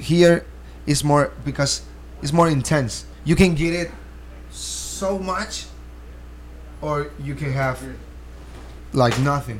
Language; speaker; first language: English; non-native, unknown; Spanish